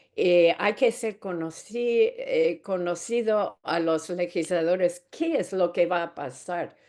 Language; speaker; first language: Spanish; non-native, fluent; English